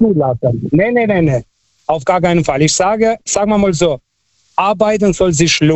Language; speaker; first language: German; non-native, fluent; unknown